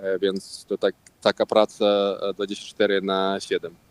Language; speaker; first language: Polish; non-native, local second language; Russian